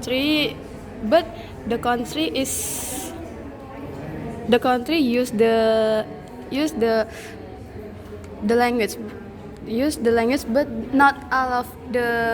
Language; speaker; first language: English; non-native, learner; Indonesian